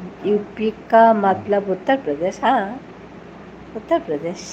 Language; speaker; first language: Hindi; non-native, local second language; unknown